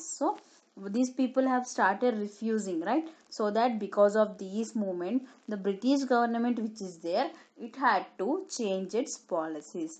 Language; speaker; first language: English; non-native, local second language; Telugu